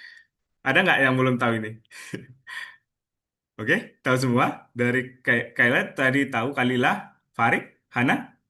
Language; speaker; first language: Indonesian; native; Indonesian